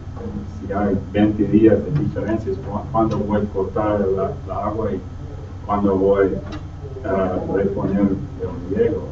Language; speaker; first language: Spanish; non-native, learner; English